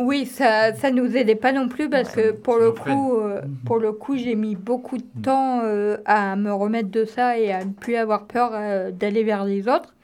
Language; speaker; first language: French; native; French